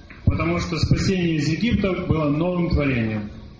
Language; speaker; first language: Russian; native; Russian